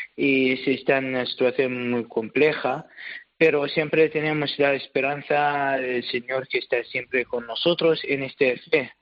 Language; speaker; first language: Spanish; non-native, learner; Arabic